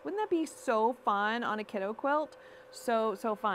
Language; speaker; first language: English; native; English